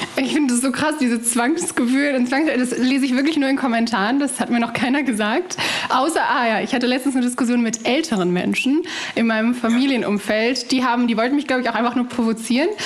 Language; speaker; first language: German; early bilingual, other home language; Arabic